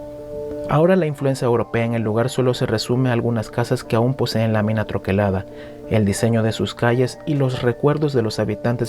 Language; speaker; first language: Spanish; native; Spanish